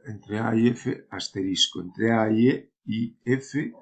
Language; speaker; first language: Spanish; native; Spanish